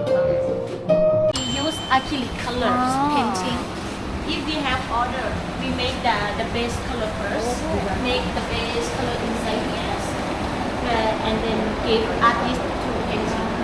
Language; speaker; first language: English; non-native, learner; Thai